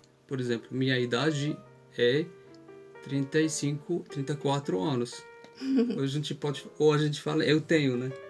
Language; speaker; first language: Portuguese; non-native, fluent; Arabic